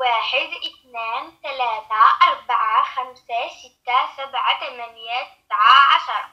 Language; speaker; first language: Arabic; non-native, learner; French